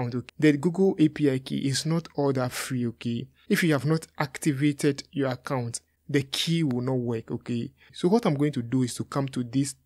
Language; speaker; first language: English; non-native, local second language; Akan